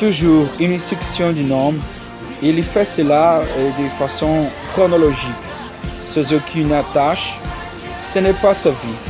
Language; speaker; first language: French; non-native, learner; Portuguese